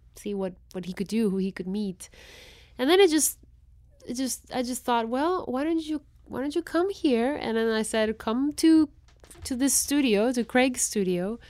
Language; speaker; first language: English; non-native, fluent; Spanish